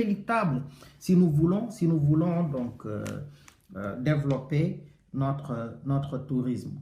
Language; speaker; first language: French; non-native, local second language; Wolof